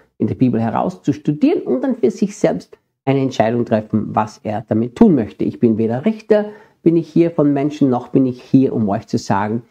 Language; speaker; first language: German; native; German